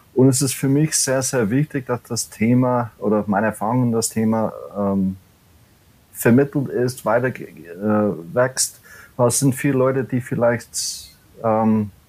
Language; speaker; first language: German; non-native, fluent; English